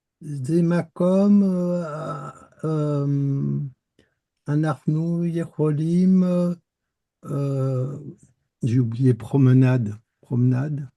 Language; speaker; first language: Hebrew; non-native, learner; French